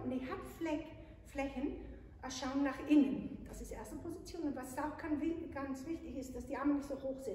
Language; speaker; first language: German; non-native, fluent; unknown